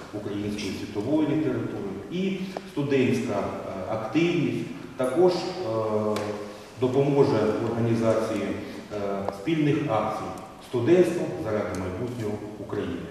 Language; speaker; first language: Ukrainian; native; Ukrainian